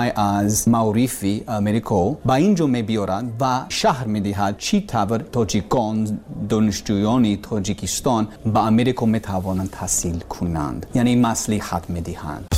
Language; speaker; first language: Persian; non-native, learner; English